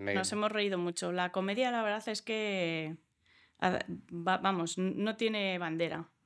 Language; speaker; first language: Spanish; early bilingual, other home language; English